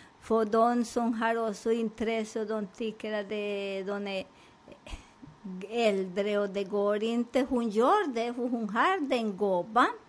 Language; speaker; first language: Swedish; non-native, fluent; Spanish